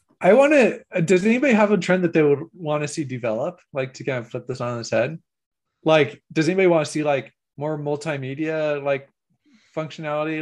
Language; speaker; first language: English; native; English